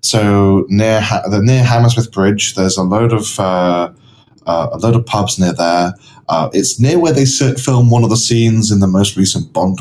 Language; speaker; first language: English; native; English